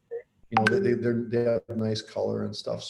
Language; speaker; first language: English; native; English